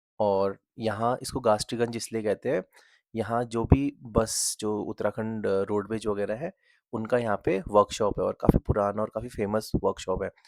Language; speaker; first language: Hindi; native; Hindi